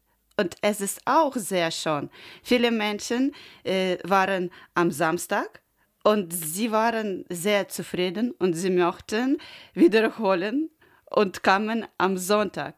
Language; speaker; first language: German; non-native, learner; Ukrainian